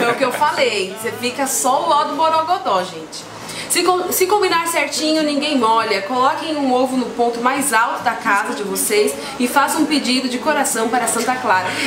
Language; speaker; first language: Portuguese; native; Portuguese